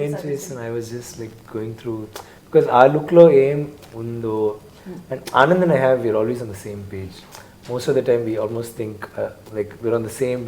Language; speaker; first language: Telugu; non-native, learner; Tamil